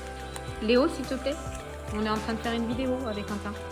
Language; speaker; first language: French; native; French